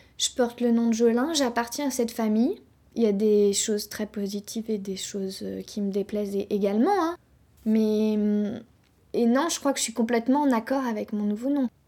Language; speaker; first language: French; native; French